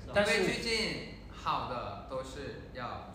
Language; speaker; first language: Chinese; non-native, learner; Thai